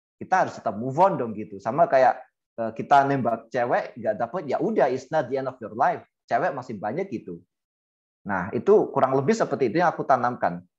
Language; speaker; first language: Indonesian; native; Indonesian